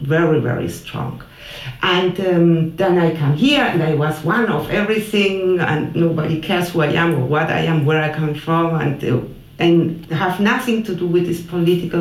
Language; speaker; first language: English; non-native, fluent; Spanish